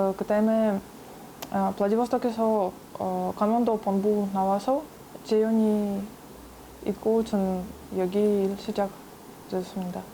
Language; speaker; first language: Korean; non-native, learner; Russian